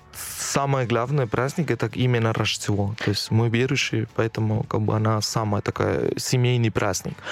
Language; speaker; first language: Russian; non-native, fluent; Spanish